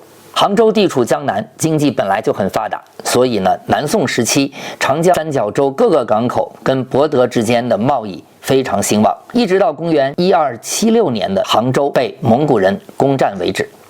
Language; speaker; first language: Chinese; native; Chinese